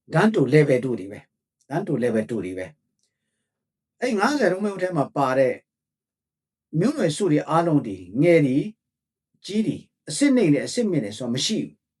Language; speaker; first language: Burmese; non-native, local second language; Hakha Chin